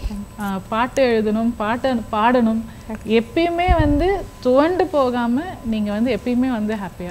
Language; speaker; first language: Tamil; native; Tamil